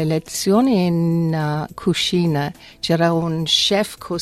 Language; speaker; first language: Italian; non-native, fluent; English